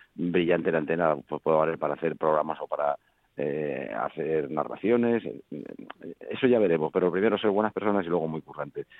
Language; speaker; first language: Spanish; native; Spanish